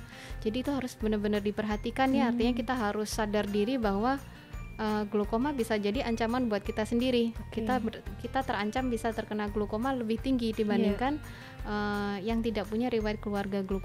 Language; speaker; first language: Indonesian; native; Indonesian